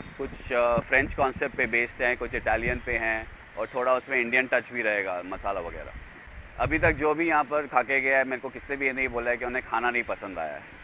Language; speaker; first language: Hindi; native; Hindi